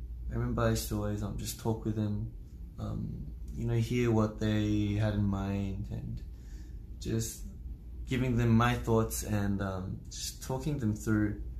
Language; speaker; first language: English; early bilingual, other home language; Korean